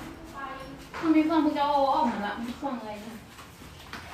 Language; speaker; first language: Chinese; non-native, fluent; Lao